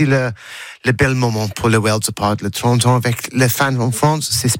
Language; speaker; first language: French; non-native, learner; English